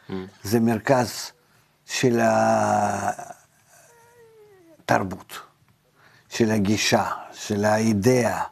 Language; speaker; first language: Hebrew; non-native, fluent; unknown